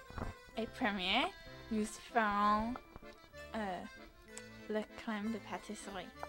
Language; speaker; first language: French; non-native, learner; English